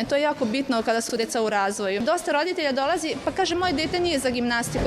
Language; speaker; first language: Bosnian; native; Bosnian